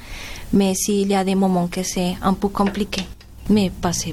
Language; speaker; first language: French; non-native, learner; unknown